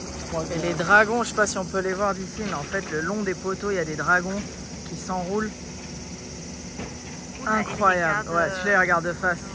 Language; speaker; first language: French; native; French